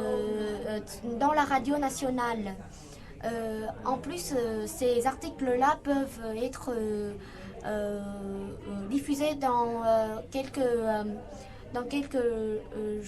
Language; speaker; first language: French; non-native, fluent; Vietnamese